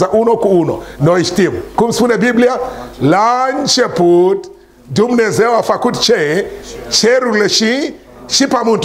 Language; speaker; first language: Romanian; non-native, learner; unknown